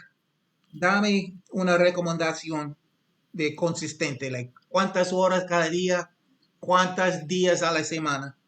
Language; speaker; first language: Spanish; non-native, learner; English